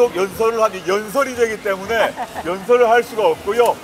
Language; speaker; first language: Korean; native; Korean